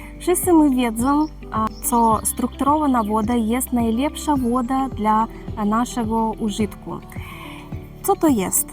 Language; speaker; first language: Polish; non-native, learner; Ukrainian